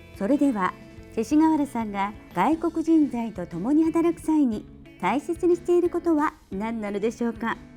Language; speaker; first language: Japanese; native; Japanese